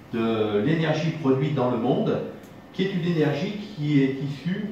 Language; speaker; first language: French; native; French